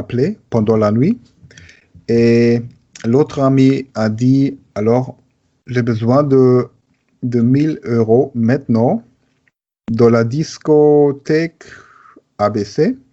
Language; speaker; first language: French; non-native, learner; German